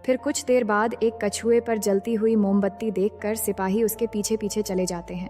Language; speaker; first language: Hindi; native; Hindi